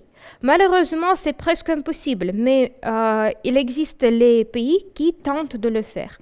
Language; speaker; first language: French; non-native, fluent; Russian